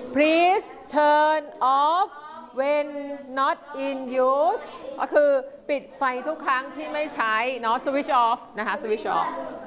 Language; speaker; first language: Thai; native; Thai